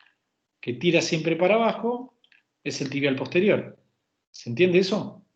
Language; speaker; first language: Spanish; native; Spanish